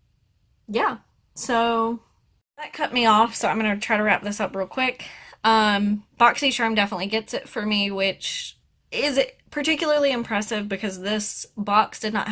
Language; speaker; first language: English; native; English